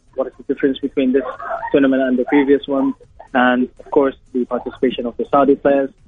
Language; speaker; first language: English; non-native, fluent; Arabic